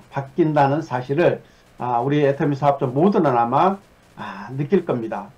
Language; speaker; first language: Korean; native; Korean